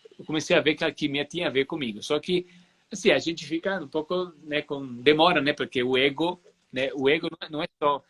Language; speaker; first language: Portuguese; non-native, fluent; Italian